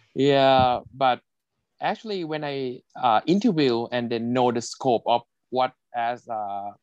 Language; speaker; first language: English; non-native, fluent; Thai